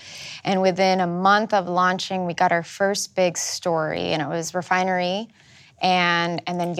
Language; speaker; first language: English; early bilingual, other home language; Spanish